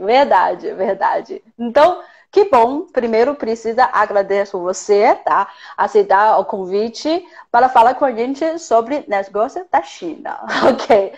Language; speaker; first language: Portuguese; non-native, fluent; Chinese